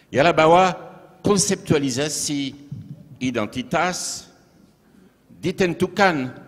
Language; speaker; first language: Indonesian; non-native, fluent; French